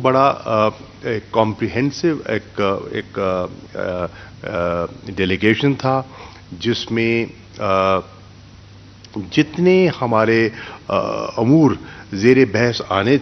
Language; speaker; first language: Urdu; non-native, local second language; Saraiki